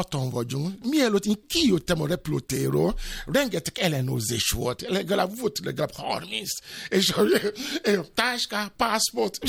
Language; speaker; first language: Hungarian; non-native, fluent; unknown